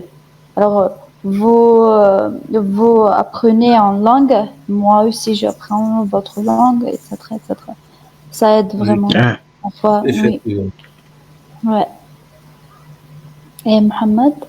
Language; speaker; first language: French; non-native, fluent; Arabic